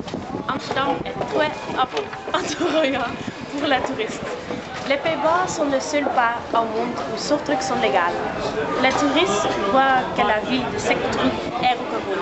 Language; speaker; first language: French; non-native, learner; Dutch